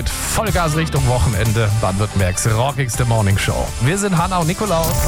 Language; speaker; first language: German; native; German